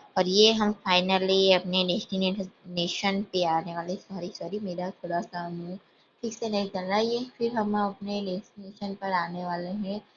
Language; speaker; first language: Hindi; non-native, local second language; Gujarati